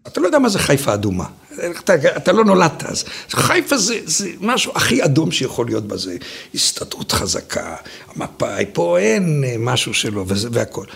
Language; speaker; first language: Hebrew; native; Hebrew